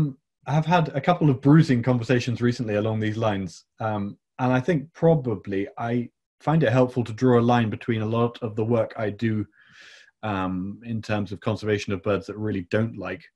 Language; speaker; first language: English; native; English